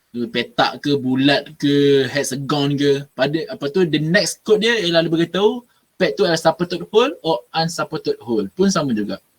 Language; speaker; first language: Malay; native; Malay